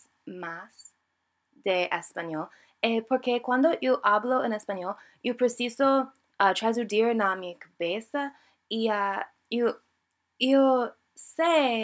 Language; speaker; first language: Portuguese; non-native, learner; English